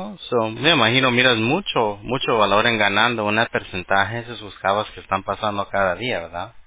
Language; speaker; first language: Spanish; early bilingual, heritage; Spanish